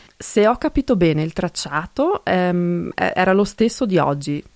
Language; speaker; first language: Italian; non-native, local second language; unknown